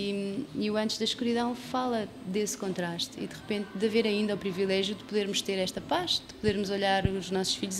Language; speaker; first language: Portuguese; native; Portuguese